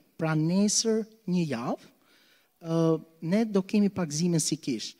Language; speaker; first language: Albanian; non-native, fluent; English